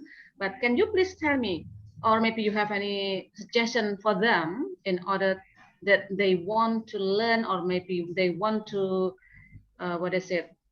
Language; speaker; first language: English; non-native, fluent; Indonesian